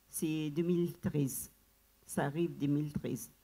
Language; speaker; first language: French; non-native, learner; Arabic